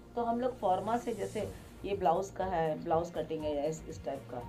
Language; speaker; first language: Hindi; native; Hindi